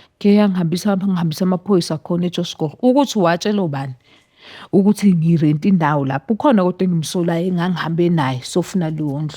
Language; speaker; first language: Zulu; native; Zulu